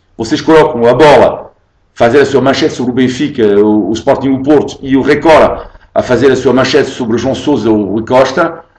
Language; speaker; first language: Portuguese; non-native, fluent; French